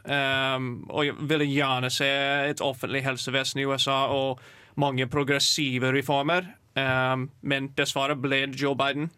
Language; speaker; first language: Norwegian; non-native, fluent; English